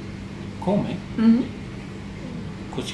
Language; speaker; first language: Italian; non-native, learner; German